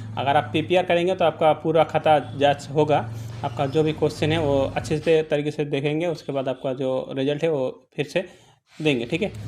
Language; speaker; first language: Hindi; non-native, local second language; Bangla